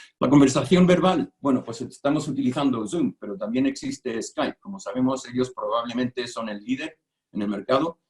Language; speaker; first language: Spanish; non-native, fluent; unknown